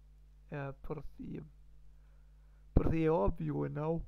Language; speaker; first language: Portuguese; non-native, learner; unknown